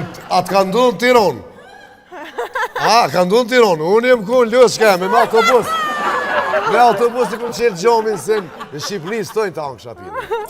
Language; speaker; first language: Albanian; native; Albanian